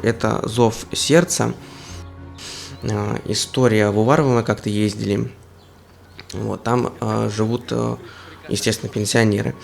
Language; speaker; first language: Russian; native; Russian